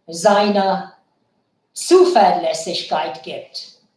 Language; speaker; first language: German; non-native, fluent; Bangla